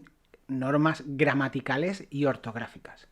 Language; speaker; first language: Spanish; native; Spanish